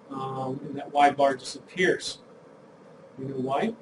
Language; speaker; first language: English; native; English